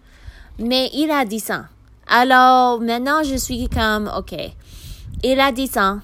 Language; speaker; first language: French; non-native, learner; English